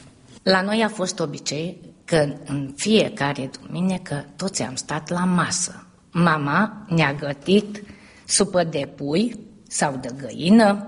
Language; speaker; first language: Romanian; early bilingual, heritage; Romanian